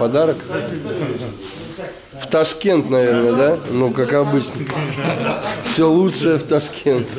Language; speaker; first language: Russian; native; Russian